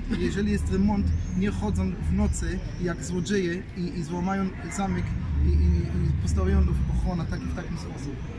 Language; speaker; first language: Polish; non-native, learner; Hebrew